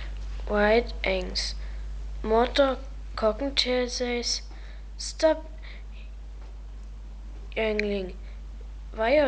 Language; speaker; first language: English; non-native, learner; German